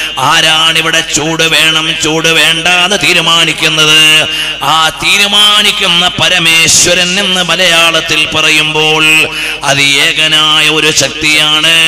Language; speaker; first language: Malayalam; native; Malayalam